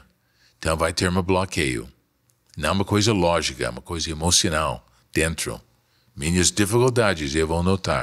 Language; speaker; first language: Portuguese; non-native, fluent; English